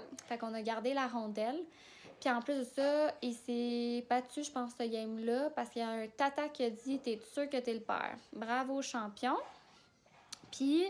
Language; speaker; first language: French; native; French